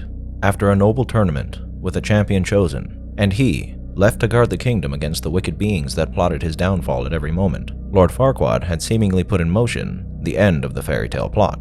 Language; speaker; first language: English; native; English